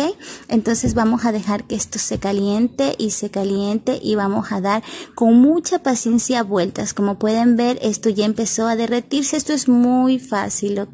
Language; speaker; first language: Spanish; native; Spanish